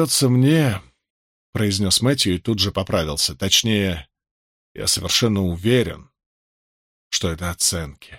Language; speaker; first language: Russian; native; Russian